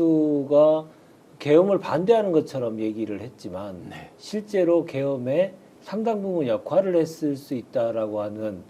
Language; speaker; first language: Korean; native; Korean